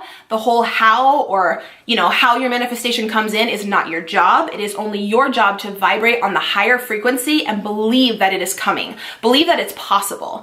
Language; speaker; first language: English; native; English